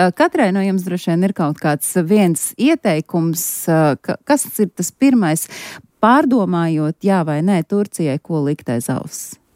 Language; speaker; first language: Latvian; native; Latvian